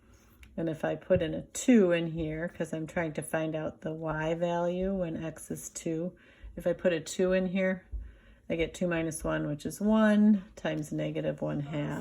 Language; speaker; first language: English; native; English